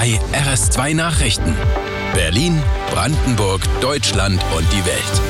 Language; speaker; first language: German; native; German